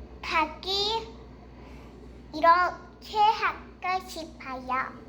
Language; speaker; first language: Korean; early bilingual, heritage; Korean